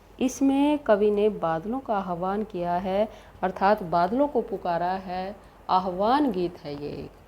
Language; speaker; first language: Hindi; native; Hindi